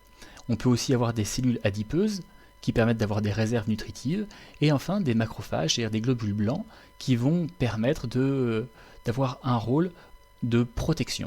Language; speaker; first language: French; native; French